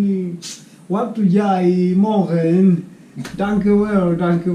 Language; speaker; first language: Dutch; non-native, learner; Swahili